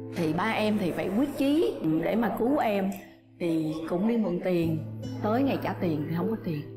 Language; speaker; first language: Vietnamese; native; Vietnamese